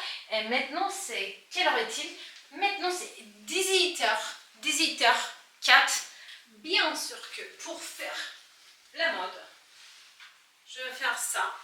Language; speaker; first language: French; non-native, learner; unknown